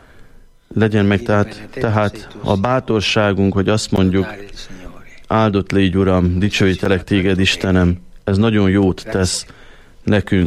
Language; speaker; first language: Hungarian; native; Hungarian